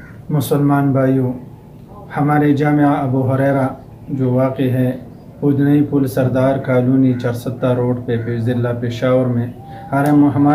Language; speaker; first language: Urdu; non-native, local second language; Pashto